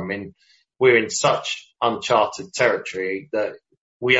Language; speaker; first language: English; native; English